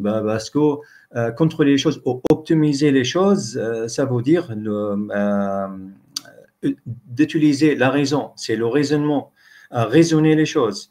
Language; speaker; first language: French; non-native, fluent; Arabic